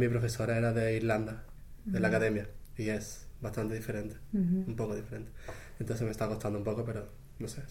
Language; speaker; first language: Spanish; native; Spanish